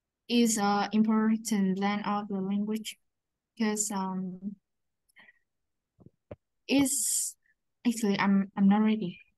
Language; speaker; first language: English; non-native, learner; Vietnamese